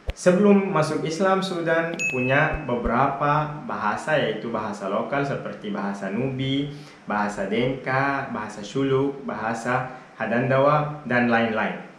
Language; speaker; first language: Indonesian; non-native, fluent; Arabic